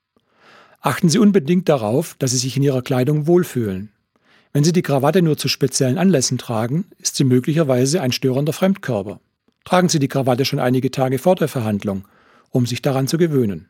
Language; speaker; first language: German; native; German